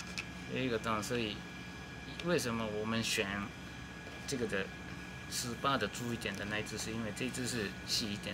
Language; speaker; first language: Chinese; non-native, learner; Japanese